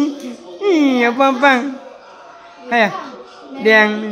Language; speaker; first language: Chinese; native; Chinese